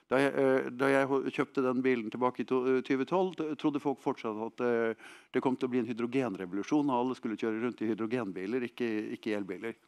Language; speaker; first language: Norwegian; non-native, fluent; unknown